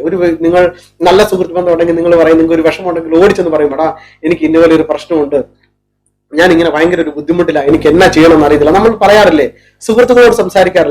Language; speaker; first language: Malayalam; native; Malayalam